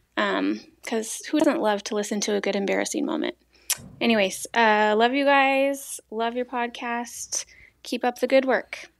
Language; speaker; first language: English; native; English